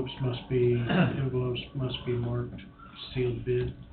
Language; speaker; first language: English; native; English